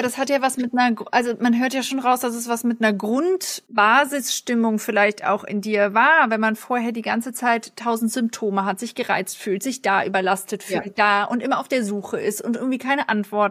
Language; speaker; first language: German; native; German